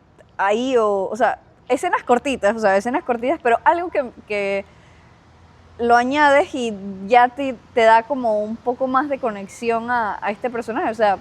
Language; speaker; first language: Spanish; native; Spanish